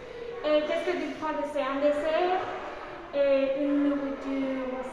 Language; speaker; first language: French; non-native, local second language; Spanish